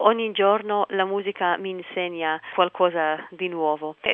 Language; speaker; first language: Italian; non-native, fluent; Hebrew